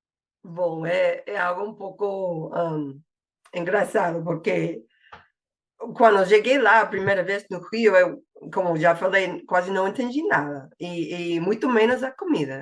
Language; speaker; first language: Portuguese; non-native, fluent; English